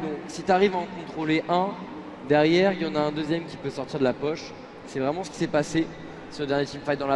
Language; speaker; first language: French; native; French